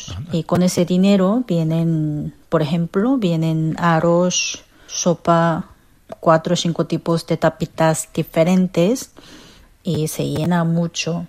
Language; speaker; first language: Spanish; non-native, fluent; Korean